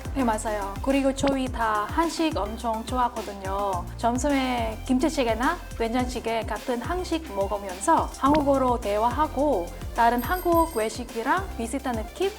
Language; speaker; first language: Korean; non-native, fluent; Filipino